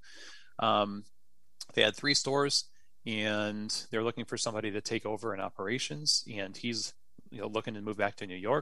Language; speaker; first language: English; native; English